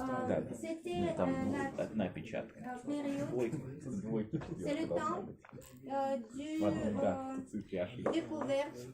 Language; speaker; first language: French; non-native, learner; Russian